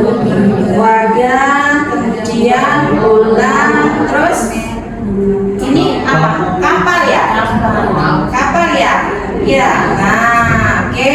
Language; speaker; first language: Indonesian; native; Indonesian